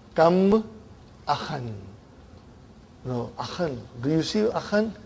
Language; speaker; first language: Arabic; non-native, fluent; Bangla